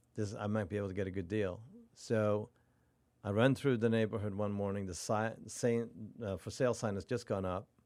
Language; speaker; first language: English; non-native, fluent; Norwegian